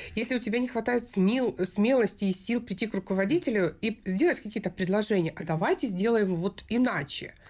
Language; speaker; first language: Russian; native; Russian